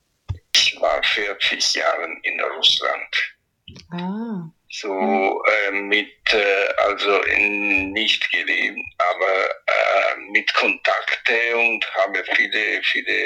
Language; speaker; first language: German; non-native, fluent; Italian